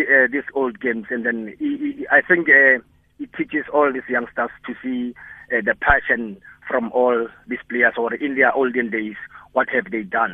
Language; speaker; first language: English; non-native, local second language; Tswana